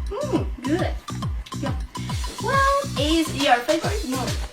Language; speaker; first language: English; non-native, learner; Spanish